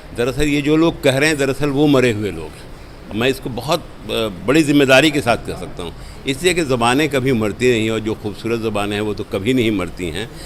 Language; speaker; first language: Hindi; native; Hindi